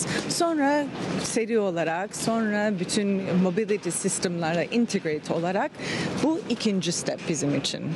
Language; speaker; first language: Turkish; early bilingual, heritage; Turkish